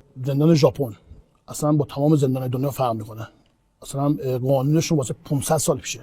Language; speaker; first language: Persian; native; Persian